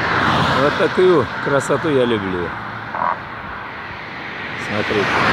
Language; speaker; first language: Russian; non-native, local second language; Uzbek